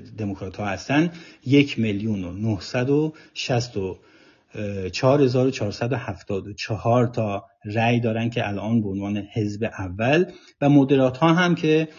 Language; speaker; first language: Persian; native; Persian